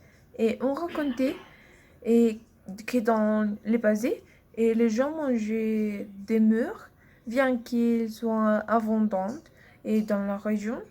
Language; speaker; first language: French; non-native, learner; Spanish